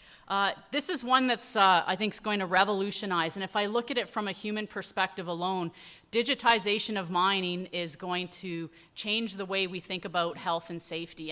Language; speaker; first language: English; native; English